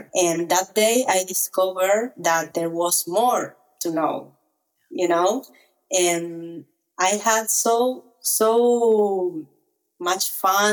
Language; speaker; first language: English; non-native, learner; Spanish